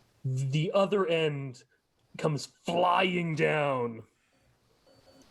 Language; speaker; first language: English; native; English